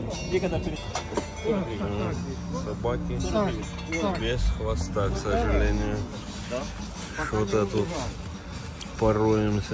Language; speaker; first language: Russian; native; Russian